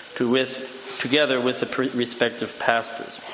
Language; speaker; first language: English; native; English